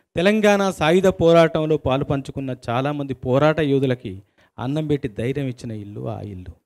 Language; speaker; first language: Telugu; native; Telugu